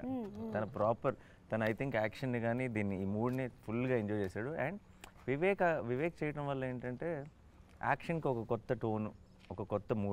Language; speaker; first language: Telugu; native; Telugu